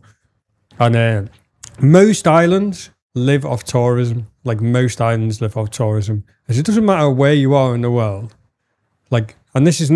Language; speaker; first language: English; native; English